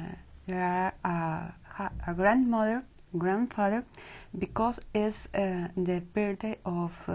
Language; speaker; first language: English; non-native, learner; Spanish